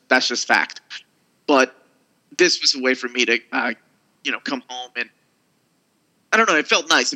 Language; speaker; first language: English; early bilingual, other home language; Spanish